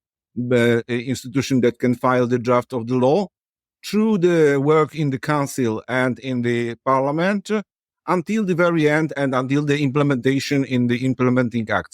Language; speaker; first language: English; non-native, fluent; Polish